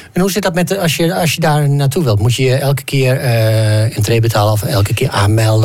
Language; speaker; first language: Dutch; native; Dutch